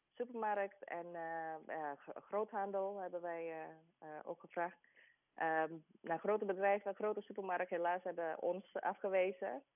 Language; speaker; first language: Dutch; non-native, learner; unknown